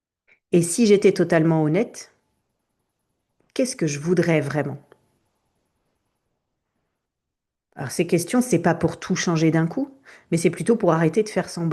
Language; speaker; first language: French; native; French